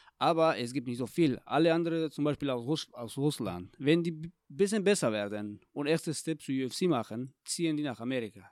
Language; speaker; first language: German; non-native, fluent; Tajik